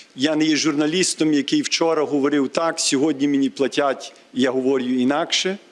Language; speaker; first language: Ukrainian; early bilingual, heritage; Ukrainian